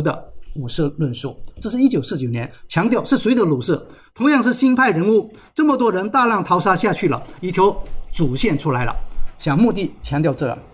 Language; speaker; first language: Chinese; native; Chinese